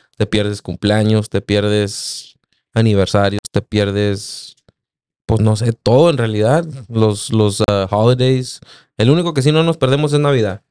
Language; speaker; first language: Spanish; native; Spanish